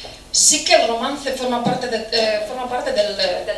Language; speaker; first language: Spanish; non-native, fluent; Romanian